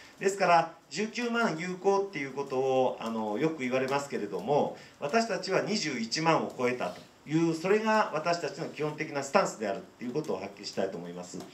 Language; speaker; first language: Japanese; native; Japanese